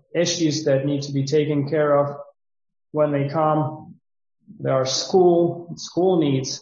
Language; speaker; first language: English; non-native, fluent; Ukrainian